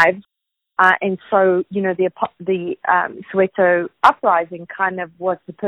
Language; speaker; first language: English; native; English